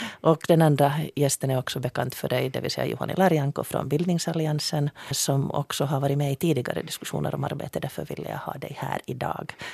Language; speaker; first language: Swedish; native; Swedish